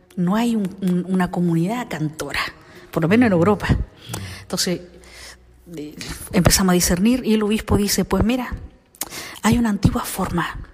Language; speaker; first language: Spanish; native; Spanish